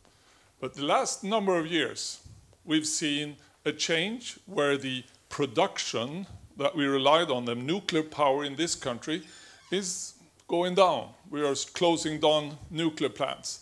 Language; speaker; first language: English; non-native, fluent; Swedish